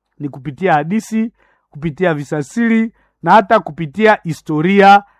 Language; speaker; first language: Swahili; non-native, local second language; Nande